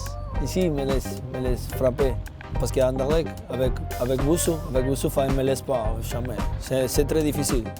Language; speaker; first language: French; non-native, learner; Spanish